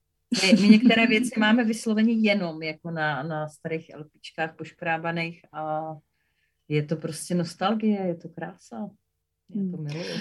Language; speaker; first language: Czech; native; Czech